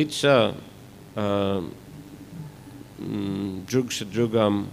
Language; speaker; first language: Russian; non-native, fluent; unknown